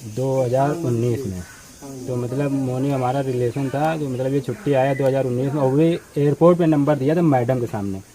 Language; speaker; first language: Hindi; native; Hindi